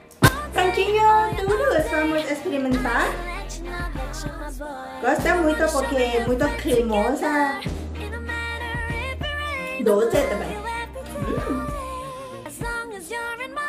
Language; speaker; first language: Portuguese; non-native, learner; Thai